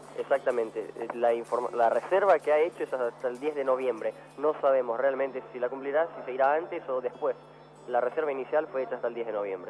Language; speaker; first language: Spanish; non-native, fluent; Portuguese